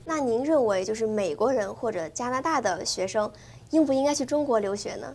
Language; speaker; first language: Chinese; native; Chinese